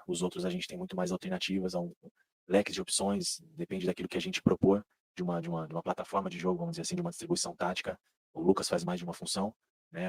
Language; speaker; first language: Portuguese; native; Portuguese